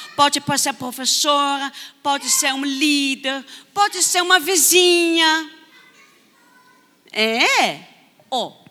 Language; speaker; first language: Portuguese; non-native, fluent; Dutch